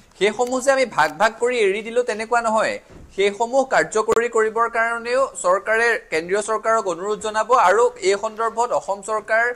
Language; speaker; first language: Assamese; native; Assamese